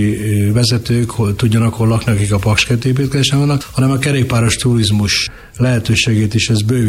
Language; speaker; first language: Hungarian; native; Hungarian